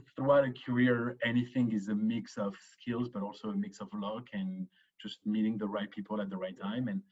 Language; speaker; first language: English; early bilingual, other home language; French